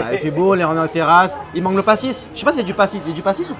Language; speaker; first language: French; native; French